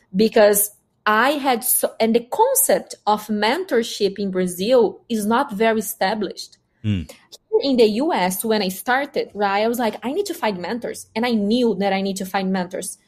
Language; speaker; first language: English; non-native, fluent; Portuguese